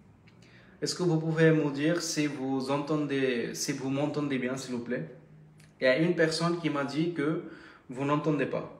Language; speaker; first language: French; non-native, fluent; Bangla